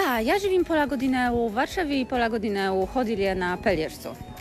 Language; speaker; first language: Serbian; non-native, learner; Polish